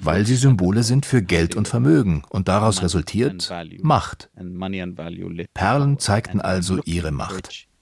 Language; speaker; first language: German; native; German